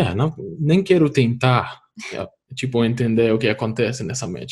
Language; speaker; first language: Portuguese; non-native, fluent; English